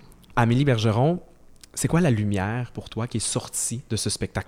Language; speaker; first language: French; native; French